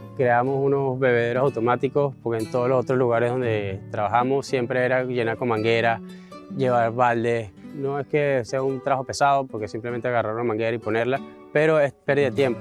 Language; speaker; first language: Spanish; native; Spanish